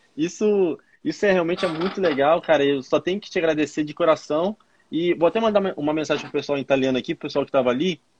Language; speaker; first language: Portuguese; native; Portuguese